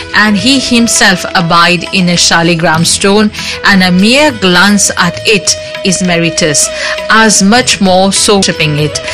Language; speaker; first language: English; non-native, local second language; Morisyen